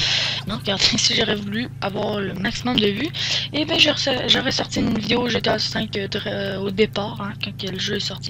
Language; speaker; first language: French; native; French